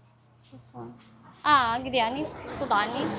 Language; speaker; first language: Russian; non-native, learner; Filipino